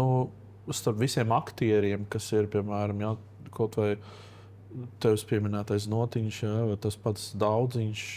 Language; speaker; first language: Latvian; native; Latvian